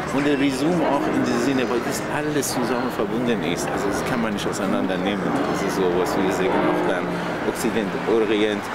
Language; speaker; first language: German; non-native, fluent; Persian